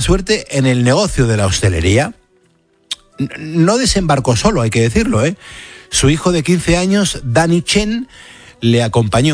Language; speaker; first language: Spanish; native; Spanish